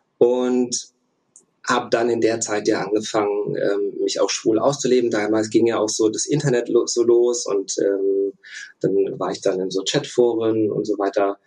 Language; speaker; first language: German; early bilingual, other home language; Russian